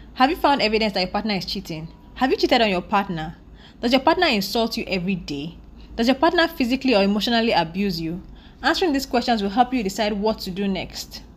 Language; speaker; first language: English; non-native, local second language; Yoruba